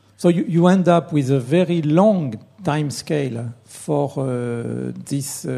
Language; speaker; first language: English; non-native, fluent; French